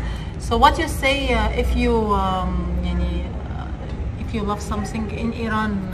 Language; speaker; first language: English; non-native, learner; Arabic